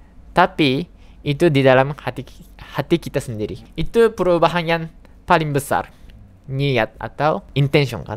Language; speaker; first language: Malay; non-native, fluent; Japanese